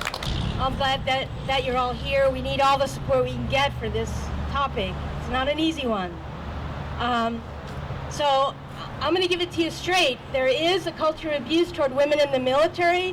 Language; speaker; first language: English; native; English